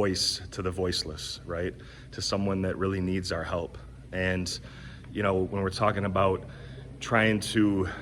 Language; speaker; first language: English; native; English